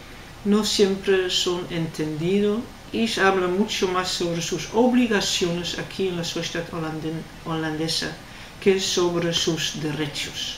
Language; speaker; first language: Spanish; non-native, fluent; Dutch